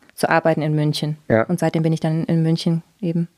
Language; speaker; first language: German; native; German